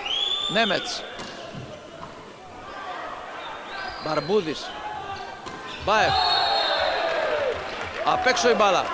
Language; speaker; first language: Greek; native; Greek